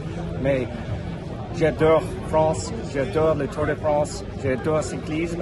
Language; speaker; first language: French; non-native, fluent; English